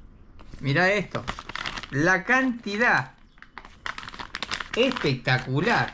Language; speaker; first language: Spanish; native; Spanish